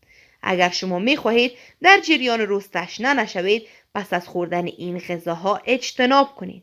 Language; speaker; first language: Persian; native; Persian